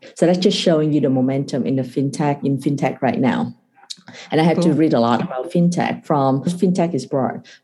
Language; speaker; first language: English; non-native, fluent; Vietnamese